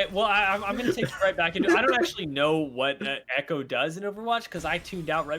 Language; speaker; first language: English; native; English